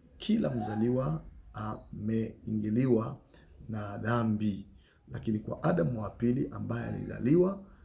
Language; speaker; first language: Swahili; native; Swahili